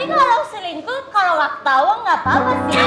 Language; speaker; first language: Indonesian; non-native, learner; Russian